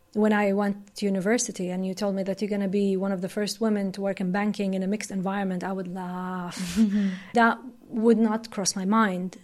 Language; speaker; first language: English; non-native, fluent; Arabic